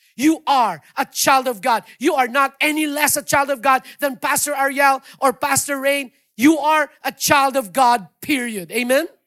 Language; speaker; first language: English; non-native, local second language; Hiligaynon